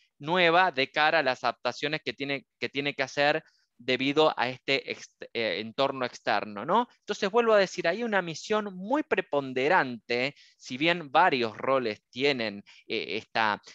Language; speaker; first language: Spanish; native; Spanish